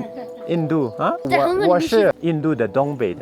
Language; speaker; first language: Chinese; non-native, learner; Mizo